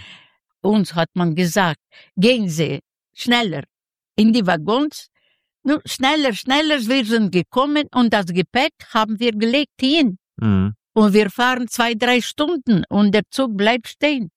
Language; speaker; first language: German; non-native, fluent; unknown